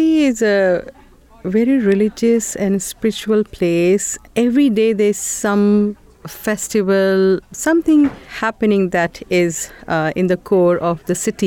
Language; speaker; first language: English; non-native, local second language; Hindi